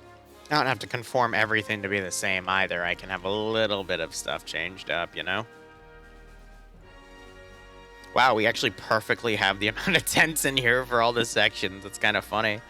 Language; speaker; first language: English; native; English